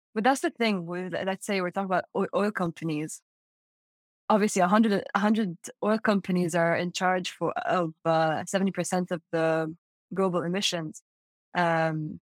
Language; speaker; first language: English; non-native, fluent; Arabic